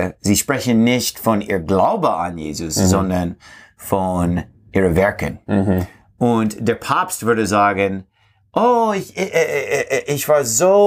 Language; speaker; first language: German; non-native, fluent; English